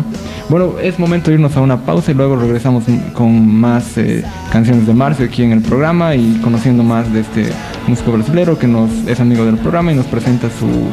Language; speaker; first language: Spanish; native; Spanish